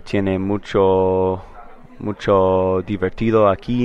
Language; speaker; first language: Spanish; non-native, learner; English